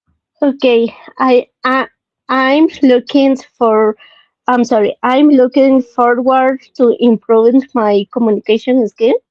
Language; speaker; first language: English; non-native, learner; Spanish